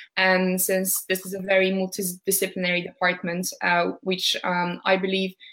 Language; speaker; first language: English; non-native, fluent; Polish